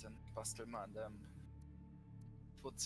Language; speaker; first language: German; native; German